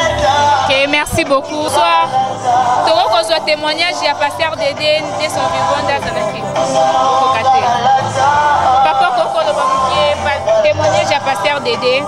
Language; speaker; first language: French; non-native, local second language; Lingala